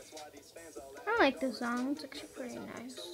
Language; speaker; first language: English; native; English